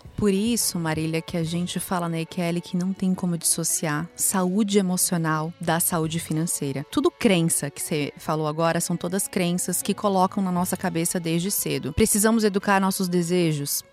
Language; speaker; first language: Portuguese; native; Portuguese